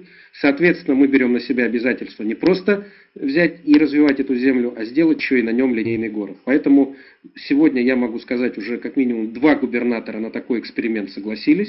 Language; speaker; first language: Russian; native; Russian